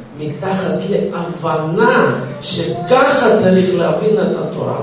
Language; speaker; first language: Hebrew; non-native, fluent; Russian